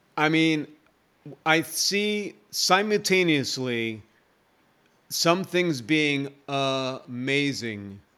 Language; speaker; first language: English; native; English